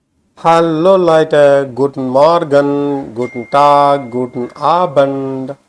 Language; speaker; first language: German; non-native, learner; Tamil